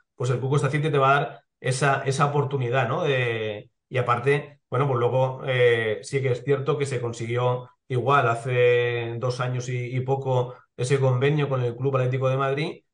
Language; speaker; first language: Spanish; native; Spanish